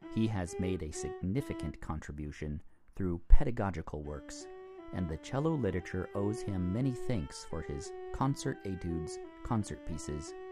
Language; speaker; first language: English; native; English